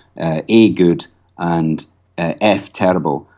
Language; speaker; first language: English; native; English